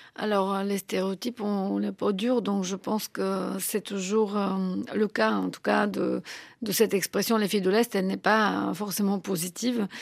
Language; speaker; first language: French; non-native, fluent; Bulgarian